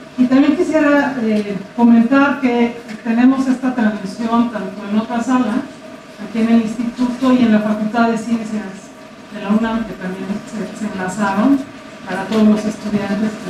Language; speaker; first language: Spanish; native; Spanish